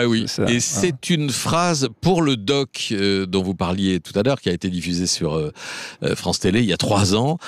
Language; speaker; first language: French; native; French